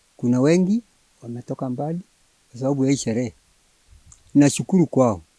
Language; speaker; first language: Swahili; non-native, local second language; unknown